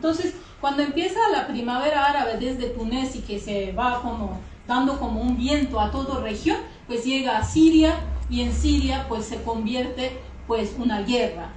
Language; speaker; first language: Spanish; non-native, fluent; Kurdish